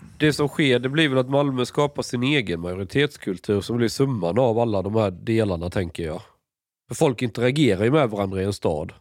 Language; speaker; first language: Swedish; native; Swedish